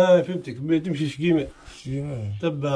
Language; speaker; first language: Arabic; native; Arabic